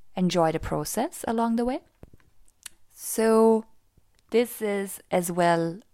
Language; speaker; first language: English; non-native, fluent; German